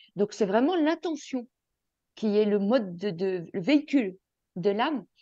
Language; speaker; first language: French; native; French